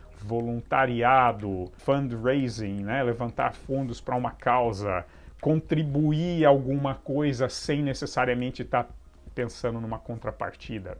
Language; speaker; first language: Portuguese; native; Portuguese